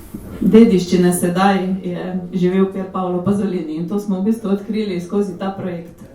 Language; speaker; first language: Slovenian; native; Slovenian